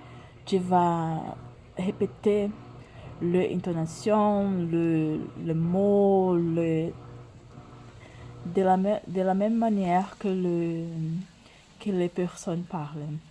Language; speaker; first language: French; non-native, learner; Portuguese